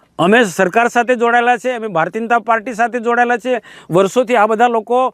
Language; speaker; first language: Gujarati; non-native, local second language; Vasavi